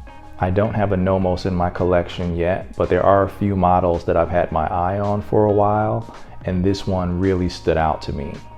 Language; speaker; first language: English; native; English